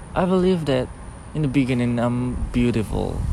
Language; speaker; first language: English; non-native, fluent; Indonesian